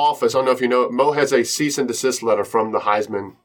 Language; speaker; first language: English; native; English